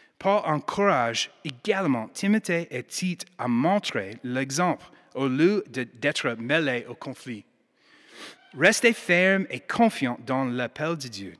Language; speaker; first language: French; non-native, fluent; English